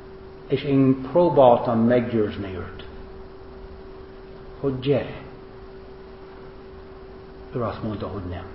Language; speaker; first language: Hungarian; non-native, fluent; English